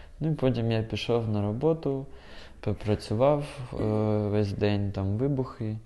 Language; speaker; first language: Ukrainian; non-native, local second language; Russian